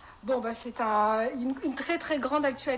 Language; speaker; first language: French; native; French